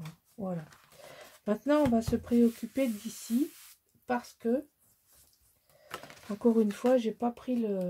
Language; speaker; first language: French; native; French